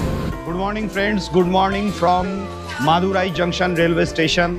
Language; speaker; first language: Hindi; non-native, local second language; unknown